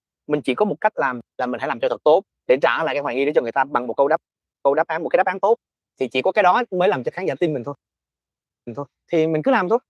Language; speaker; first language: Vietnamese; native; Vietnamese